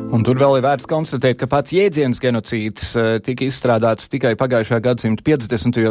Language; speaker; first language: Latvian; early bilingual, heritage; Latvian